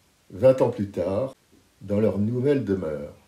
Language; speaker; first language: French; native; French